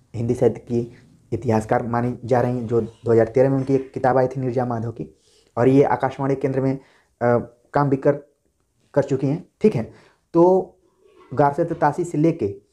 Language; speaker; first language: Hindi; native; Hindi